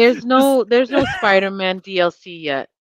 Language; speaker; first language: English; native; English